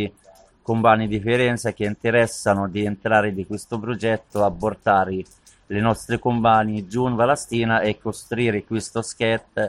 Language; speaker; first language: Italian; non-native, learner; Arabic